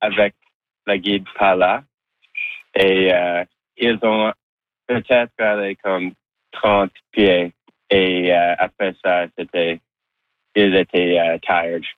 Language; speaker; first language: French; non-native, learner; English